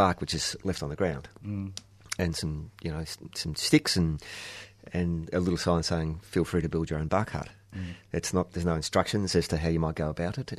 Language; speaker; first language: English; native; English